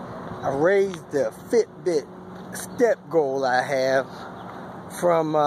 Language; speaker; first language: English; native; English